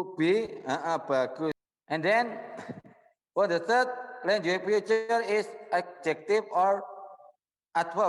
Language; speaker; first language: English; non-native, learner; Indonesian